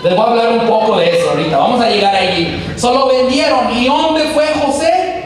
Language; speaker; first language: Spanish; early bilingual, heritage; Spanish